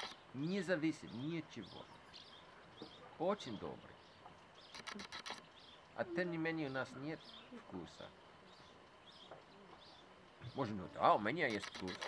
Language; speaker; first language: Russian; non-native, fluent; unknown